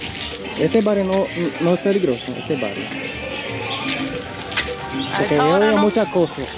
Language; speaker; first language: Spanish; non-native, learner; English